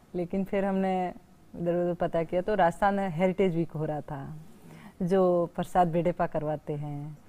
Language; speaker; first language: Hindi; native; Hindi